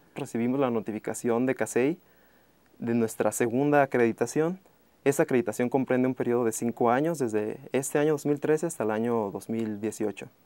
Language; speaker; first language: Spanish; native; Spanish